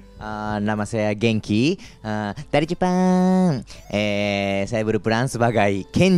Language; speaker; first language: Indonesian; non-native, fluent; Japanese